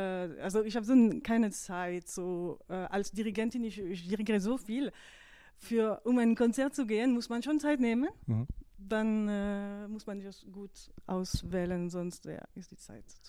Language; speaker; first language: German; non-native, fluent; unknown